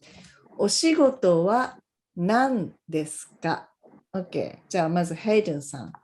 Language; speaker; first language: Japanese; non-native, fluent; English